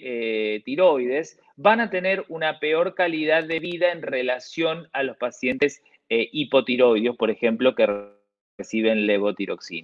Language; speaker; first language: Spanish; native; Spanish